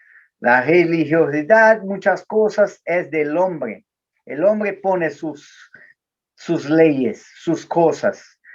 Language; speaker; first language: Spanish; non-native, learner; Portuguese